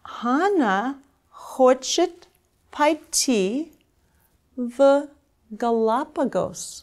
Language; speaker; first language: Russian; non-native, fluent; English